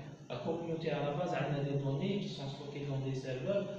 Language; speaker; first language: French; non-native, local second language; Arabic